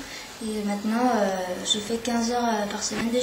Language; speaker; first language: French; early bilingual, other home language; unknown